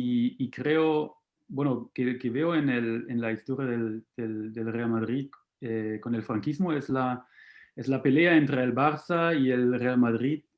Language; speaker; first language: Spanish; non-native, fluent; German